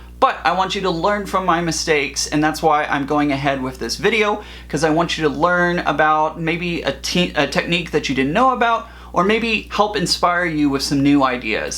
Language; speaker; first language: English; native; English